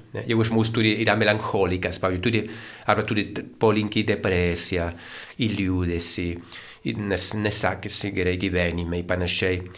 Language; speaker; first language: Lithuanian; non-native, fluent; Spanish